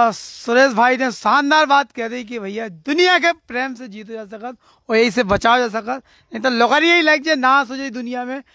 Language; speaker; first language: Hindi; native; Hindi